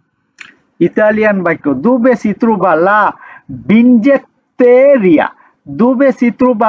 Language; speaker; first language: Italian; non-native, learner; Bangla